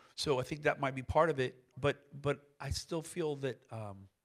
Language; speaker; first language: English; native; English